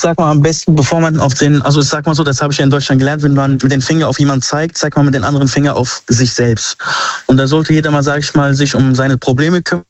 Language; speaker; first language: German; early bilingual, other home language; Arabic